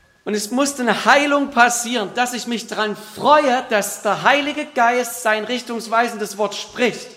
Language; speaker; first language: German; native; German